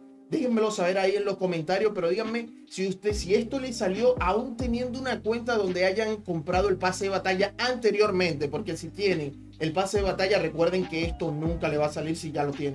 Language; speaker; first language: Spanish; native; Spanish